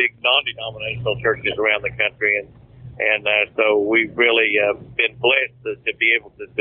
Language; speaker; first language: English; native; English